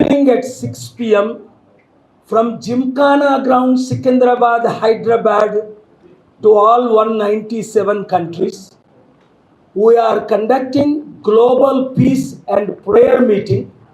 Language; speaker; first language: English; non-native, local second language; Telugu